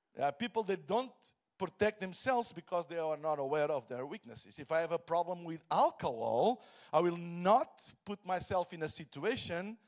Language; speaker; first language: English; non-native, fluent; Portuguese